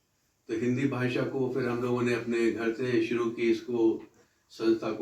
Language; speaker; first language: Hindi; native; Hindi